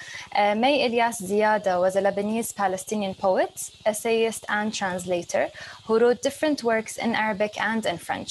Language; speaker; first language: English; non-native, fluent; Arabic